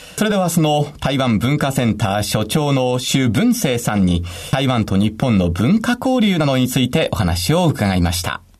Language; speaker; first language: Japanese; native; Japanese